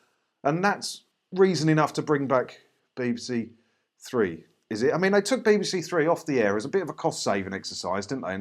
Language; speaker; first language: English; native; English